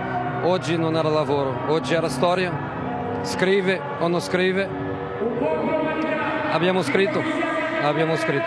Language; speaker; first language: Italian; non-native, fluent; Portuguese